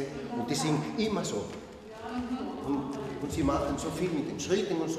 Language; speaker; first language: German; non-native, learner; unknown